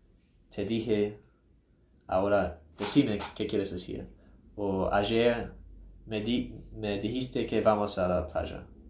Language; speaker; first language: Spanish; non-native, learner; English